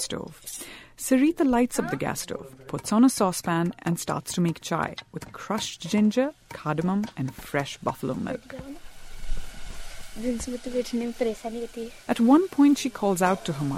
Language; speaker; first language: English; non-native, local second language; Bangla